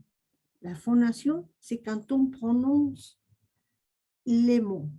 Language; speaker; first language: French; non-native, fluent; Spanish